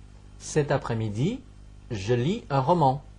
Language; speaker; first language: French; non-native, fluent; Chinese